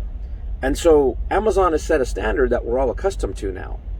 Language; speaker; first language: English; native; English